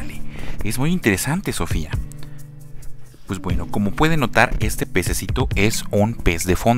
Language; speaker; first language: Spanish; native; Spanish